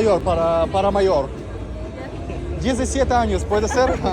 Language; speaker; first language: Spanish; non-native, learner; Russian